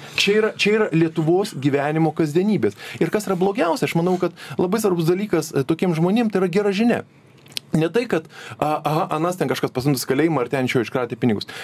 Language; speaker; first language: Lithuanian; native; Lithuanian